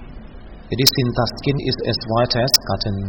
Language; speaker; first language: English; non-native, local second language; Indonesian